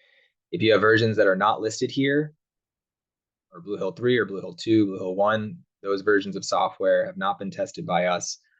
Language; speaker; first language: English; native; English